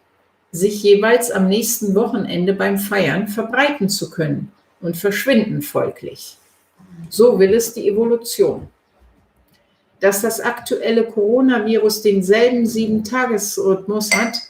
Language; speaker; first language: German; native; German